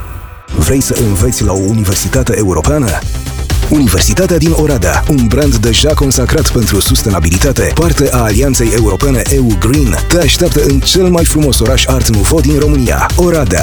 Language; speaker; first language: Romanian; native; Romanian